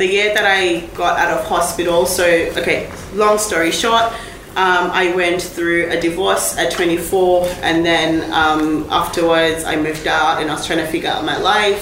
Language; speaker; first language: English; non-native, local second language; Shona